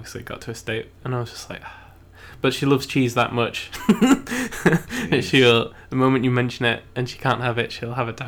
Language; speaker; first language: English; native; English